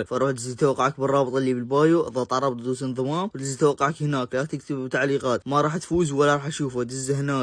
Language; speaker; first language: Arabic; native; Arabic